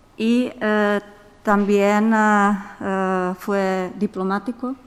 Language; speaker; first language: Spanish; non-native, fluent; Czech